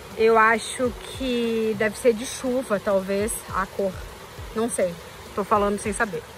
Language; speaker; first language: Portuguese; native; Portuguese